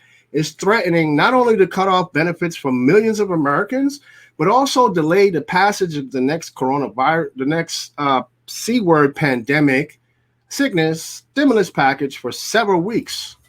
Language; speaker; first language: English; native; English